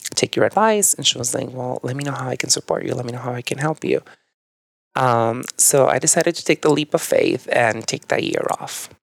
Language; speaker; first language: English; early bilingual, other home language; Spanish